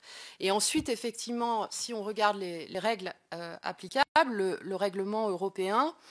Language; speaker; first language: French; native; French